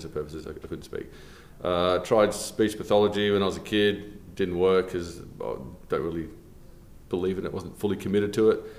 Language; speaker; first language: English; native; English